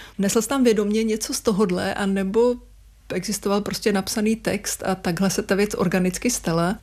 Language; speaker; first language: Czech; native; Czech